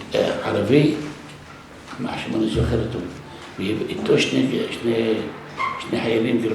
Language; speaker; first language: Hebrew; non-native, local second language; Arabic